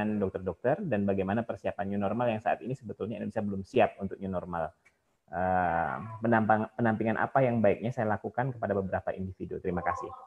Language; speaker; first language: Indonesian; native; Indonesian